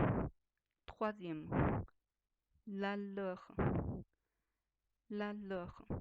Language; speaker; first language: French; non-native, fluent; Chinese